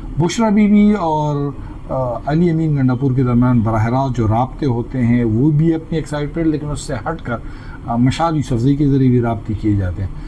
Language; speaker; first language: Urdu; non-native, local second language; Pashto